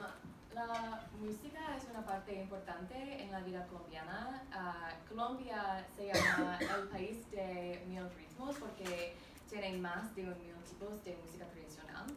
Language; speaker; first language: Spanish; non-native, learner; English